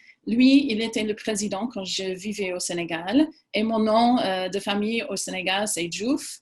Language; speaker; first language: French; non-native, fluent; English